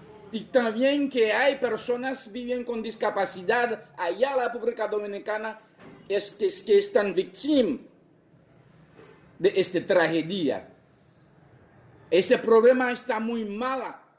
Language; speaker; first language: Spanish; non-native, local second language; Haitian Creole